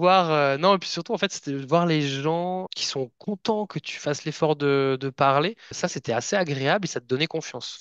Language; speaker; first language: French; native; French